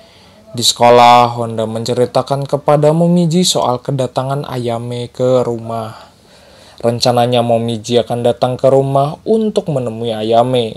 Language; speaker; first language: Indonesian; native; Indonesian